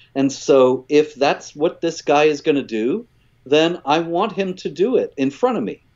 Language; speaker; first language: English; native; English